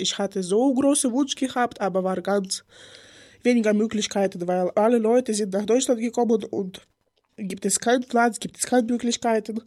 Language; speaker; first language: German; non-native, learner; Ukrainian